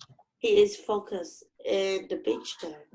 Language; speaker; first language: English; non-native, learner; Vietnamese